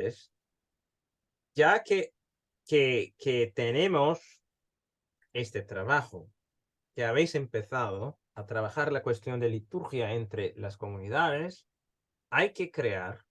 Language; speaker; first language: Spanish; early bilingual, heritage; Spanish